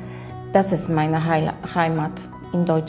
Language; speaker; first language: German; non-native, learner; Polish